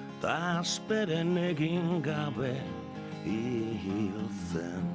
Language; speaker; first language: Basque; native; Basque